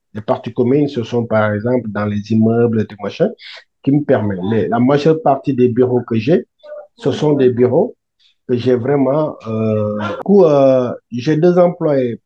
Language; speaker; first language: French; non-native, local second language; Wolof